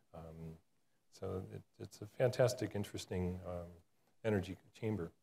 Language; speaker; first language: English; native; English